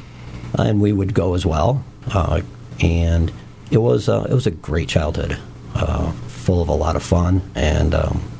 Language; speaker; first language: English; native; English